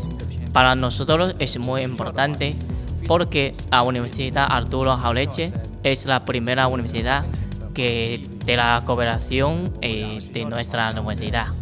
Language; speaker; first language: Spanish; non-native, learner; Chinese